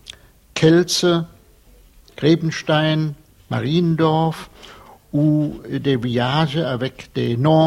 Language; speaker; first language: French; non-native, fluent; German